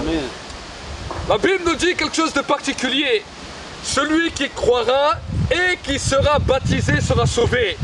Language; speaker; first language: French; native; French